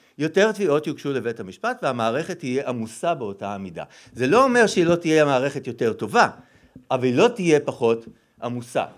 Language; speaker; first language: Hebrew; native; Hebrew